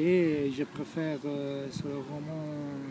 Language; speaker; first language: French; non-native, fluent; Italian